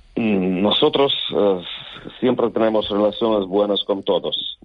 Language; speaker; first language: Spanish; non-native, fluent; Ukrainian